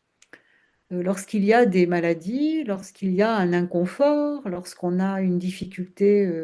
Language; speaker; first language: French; native; French